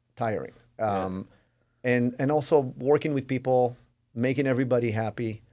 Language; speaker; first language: English; non-native, fluent; Hebrew